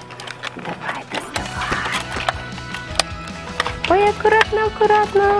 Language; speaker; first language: Russian; native; Russian